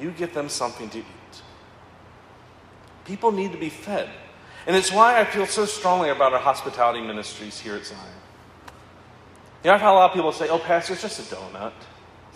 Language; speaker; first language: English; native; English